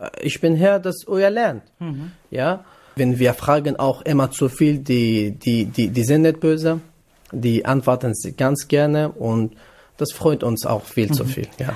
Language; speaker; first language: German; non-native, learner; Kurdish